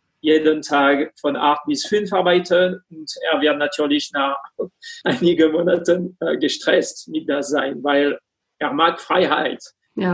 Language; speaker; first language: German; non-native, fluent; French